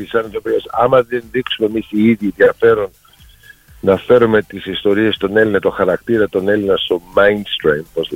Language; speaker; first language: Greek; early bilingual, heritage; Greek